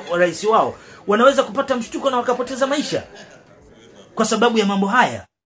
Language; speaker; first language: Swahili; native; Swahili